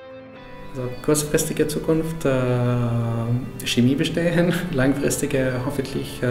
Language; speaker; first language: German; non-native, fluent; Arabic